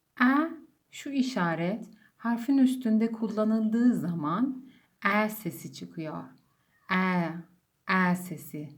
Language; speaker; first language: Turkish; non-native, fluent; Persian